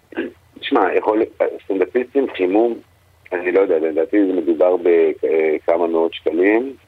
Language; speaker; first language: Hebrew; native; Hebrew